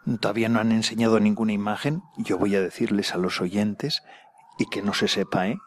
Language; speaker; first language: Spanish; native; Spanish